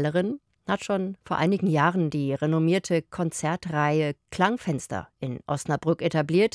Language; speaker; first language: German; native; German